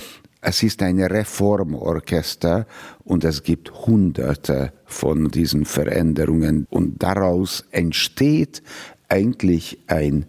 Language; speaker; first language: German; non-native, fluent; Hungarian